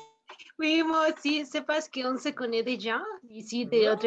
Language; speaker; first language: French; non-native, learner; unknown